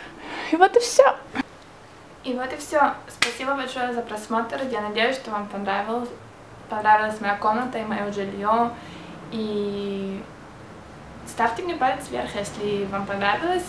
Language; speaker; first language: Russian; early bilingual, heritage; Russian